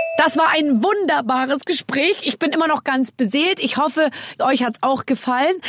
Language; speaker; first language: German; native; German